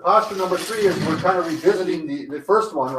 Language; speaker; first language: English; native; English